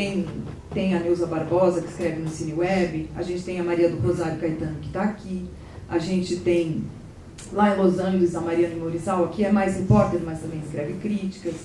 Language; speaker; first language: Portuguese; native; Portuguese